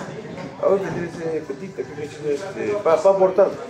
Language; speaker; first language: French; non-native, learner; Spanish